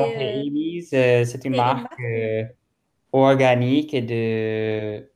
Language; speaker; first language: French; non-native, learner; German